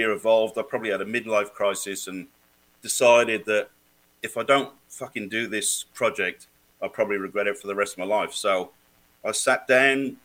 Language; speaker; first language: English; native; English